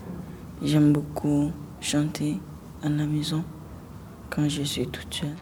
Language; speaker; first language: French; non-native, local second language; Haitian Creole